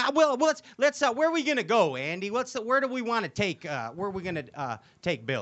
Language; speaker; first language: English; native; English